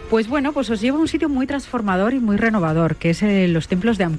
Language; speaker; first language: Spanish; native; Spanish